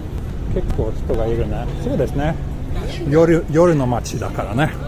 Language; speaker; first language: Japanese; non-native, learner; Swedish